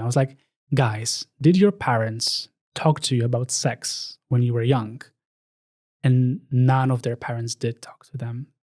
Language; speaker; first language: English; non-native, fluent; Polish